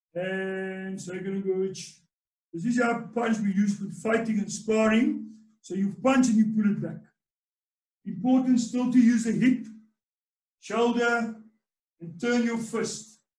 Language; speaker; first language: English; non-native, local second language; Afrikaans